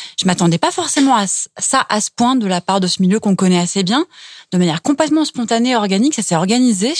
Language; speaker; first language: French; native; French